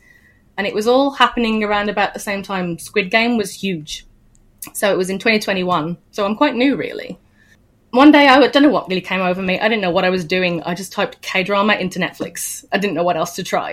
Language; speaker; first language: English; native; English